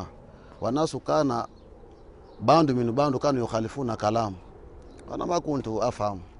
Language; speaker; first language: Arabic; non-native, learner; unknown